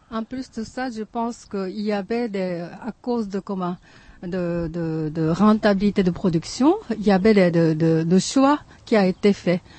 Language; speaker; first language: French; non-native, fluent; Japanese